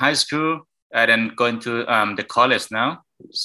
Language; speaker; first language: English; non-native, learner; Thai